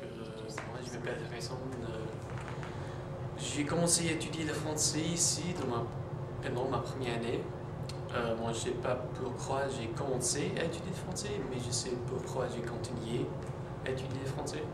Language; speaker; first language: French; non-native, fluent; English